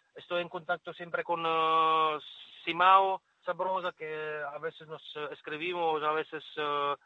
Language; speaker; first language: Spanish; non-native, fluent; Czech